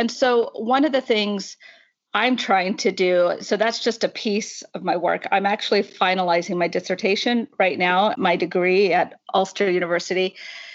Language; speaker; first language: English; native; English